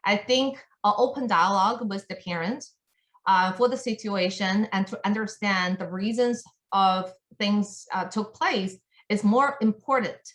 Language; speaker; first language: English; non-native, fluent; Chinese